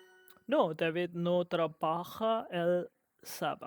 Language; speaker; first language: Spanish; non-native, learner; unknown